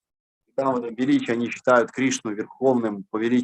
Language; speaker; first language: Russian; native; Russian